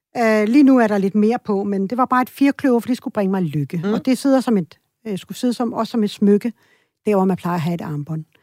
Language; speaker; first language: Danish; early bilingual, other home language; Swedish